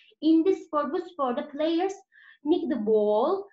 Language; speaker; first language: English; non-native, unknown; Turkish